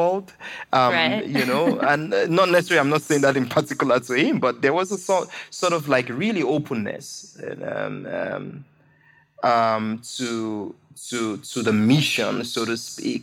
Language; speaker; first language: English; non-native, local second language; Igbo